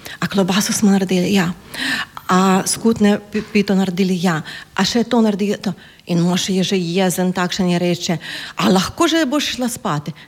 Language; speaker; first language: Slovenian; non-native, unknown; Ukrainian